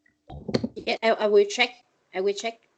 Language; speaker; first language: English; non-native, learner; Vietnamese